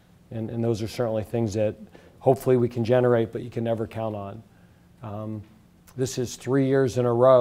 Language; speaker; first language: English; native; English